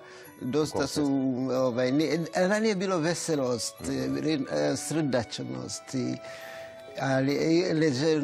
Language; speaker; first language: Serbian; non-native, fluent; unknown